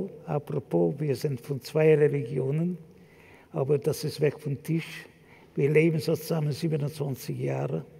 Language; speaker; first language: German; non-native, fluent; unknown